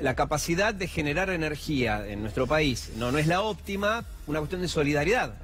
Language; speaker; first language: Spanish; native; Spanish